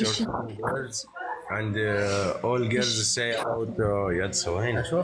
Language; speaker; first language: English; non-native, learner; Arabic